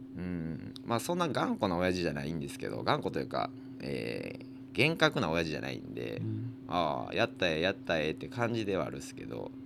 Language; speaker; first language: Japanese; native; Japanese